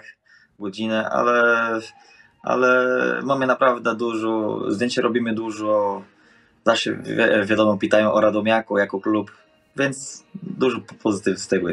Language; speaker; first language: Polish; non-native, fluent; Portuguese